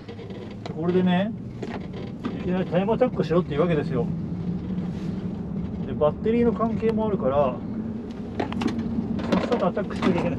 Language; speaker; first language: Japanese; native; Japanese